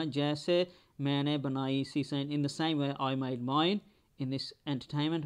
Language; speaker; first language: English; early bilingual, other home language; Punjabi